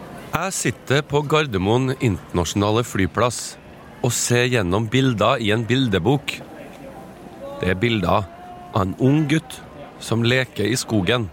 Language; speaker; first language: Norwegian; native; Norwegian